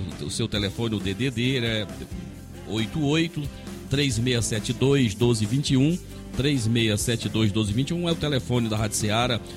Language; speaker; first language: Portuguese; native; Portuguese